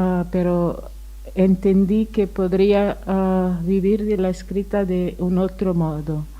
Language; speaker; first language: Spanish; non-native, fluent; Portuguese